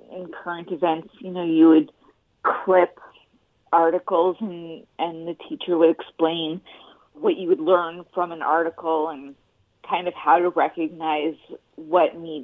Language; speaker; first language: English; native; English